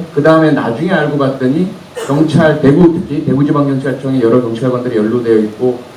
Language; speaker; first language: Korean; native; Korean